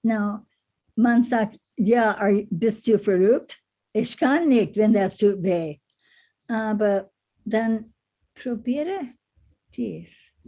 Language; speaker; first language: German; non-native, learner; English